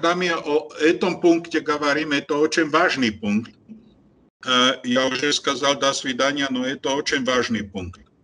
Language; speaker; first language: Russian; non-native, learner; Slovak